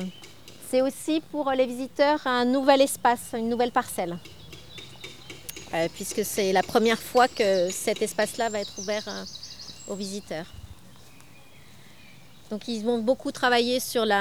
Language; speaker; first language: French; native; French